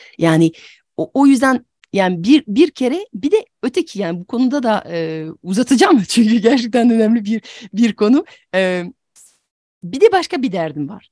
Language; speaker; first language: Turkish; non-native, fluent; French